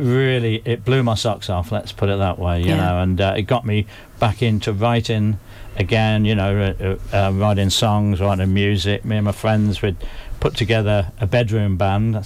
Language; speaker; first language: English; native; English